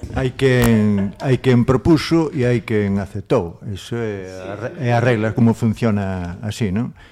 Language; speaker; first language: Galician; non-native, local second language; Spanish